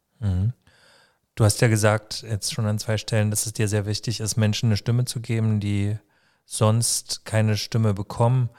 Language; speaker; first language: German; native; German